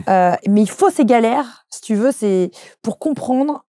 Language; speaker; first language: French; native; French